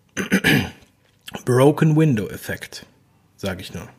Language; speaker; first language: German; native; German